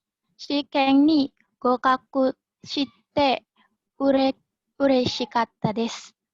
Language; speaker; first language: Japanese; non-native, learner; Indonesian